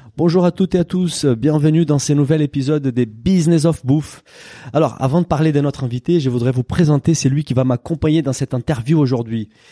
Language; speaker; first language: French; non-native, fluent; Portuguese